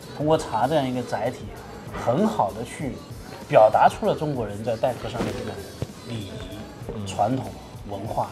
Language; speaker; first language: Chinese; native; Chinese